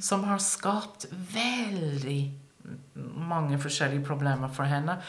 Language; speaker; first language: Norwegian; non-native, fluent; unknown